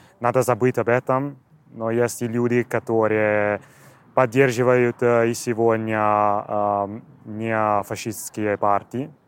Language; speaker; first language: Russian; non-native, fluent; Italian